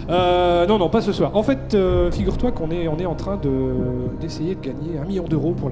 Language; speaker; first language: French; native; French